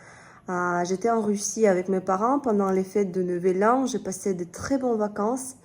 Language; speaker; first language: French; non-native, fluent; Russian